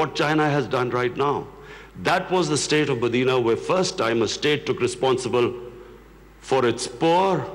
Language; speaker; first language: English; non-native, local second language; Urdu